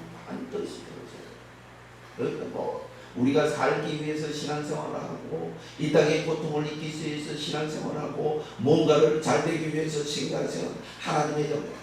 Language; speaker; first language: Korean; native; Korean